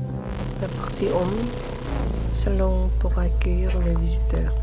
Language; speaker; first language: French; non-native, learner; Korean